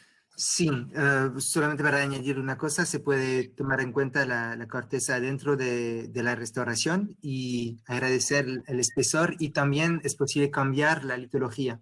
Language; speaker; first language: Spanish; non-native, fluent; French